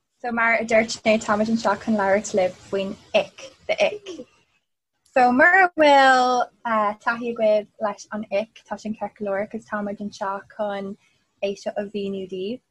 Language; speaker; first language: Irish; non-native, local second language; English